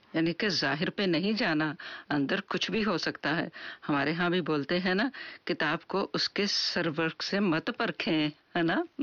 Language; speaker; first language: Urdu; native; Urdu